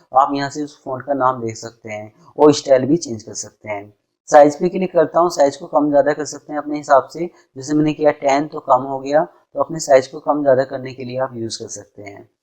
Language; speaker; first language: Hindi; native; Hindi